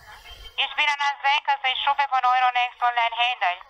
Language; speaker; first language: German; non-native, learner; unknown